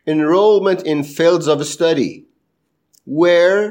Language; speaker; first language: English; non-native, fluent; Persian